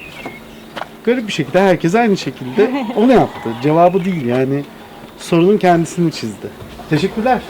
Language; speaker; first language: Turkish; native; Turkish